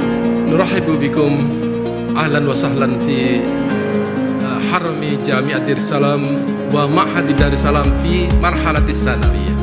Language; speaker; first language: Arabic; non-native, learner; Indonesian